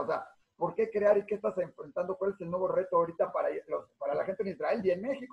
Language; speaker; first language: Spanish; native; Spanish